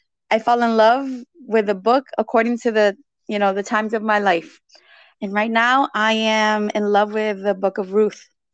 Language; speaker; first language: English; early bilingual, other home language; Spanish